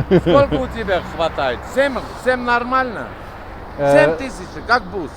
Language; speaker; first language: Russian; non-native, learner; Armenian